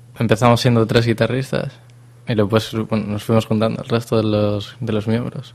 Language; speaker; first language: Spanish; non-native, local second language; Galician